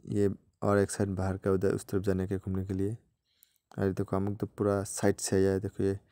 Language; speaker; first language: Hindi; non-native, local second language; Bangla